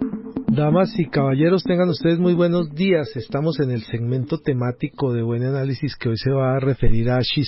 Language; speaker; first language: Spanish; native; Spanish